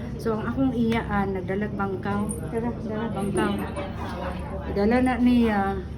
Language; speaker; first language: Cebuano; non-native, local second language; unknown